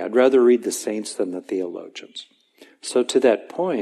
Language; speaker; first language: English; native; English